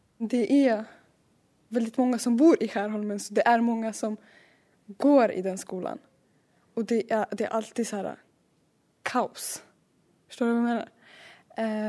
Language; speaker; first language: Swedish; early bilingual, other home language; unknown